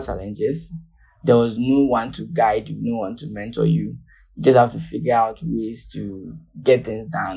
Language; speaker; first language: English; non-native, local second language; Akan